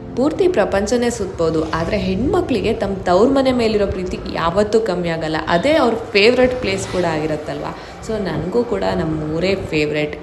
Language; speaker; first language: Kannada; native; Kannada